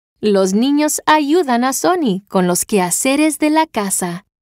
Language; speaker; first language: Spanish; non-native, learner; English